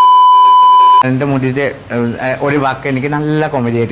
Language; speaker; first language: Malayalam; non-native, learner; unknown